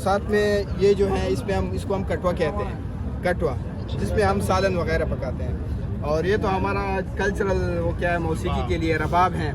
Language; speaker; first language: Hindi; non-native, local second language; Pashto